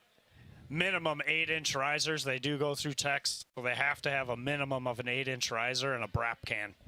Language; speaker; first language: English; native; English